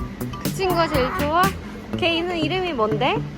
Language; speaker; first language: Korean; native; Korean